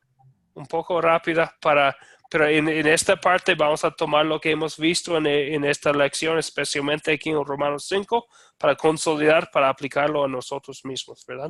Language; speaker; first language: Spanish; non-native, fluent; English